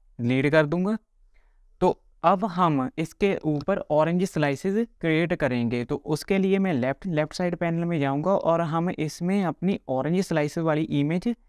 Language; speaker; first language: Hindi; non-native, local second language; Punjabi